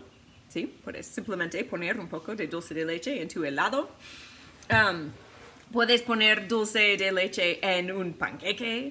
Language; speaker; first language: Spanish; non-native, fluent; English